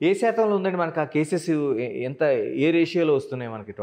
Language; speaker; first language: Telugu; native; Telugu